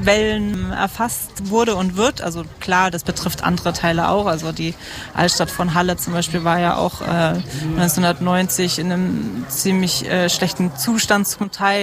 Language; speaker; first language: German; native; German